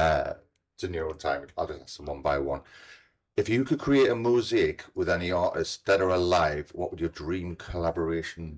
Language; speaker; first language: English; native; English